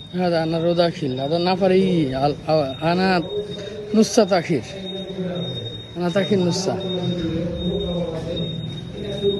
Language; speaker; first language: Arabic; non-native, learner; Bangla